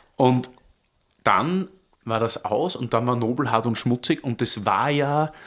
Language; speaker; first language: German; native; German